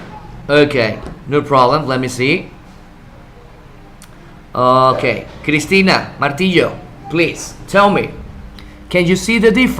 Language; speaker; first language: English; non-native, fluent; Spanish